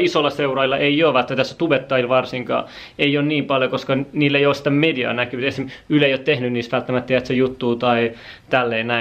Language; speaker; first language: Finnish; native; Finnish